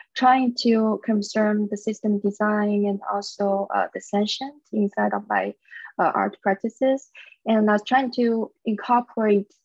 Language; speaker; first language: English; non-native, fluent; Chinese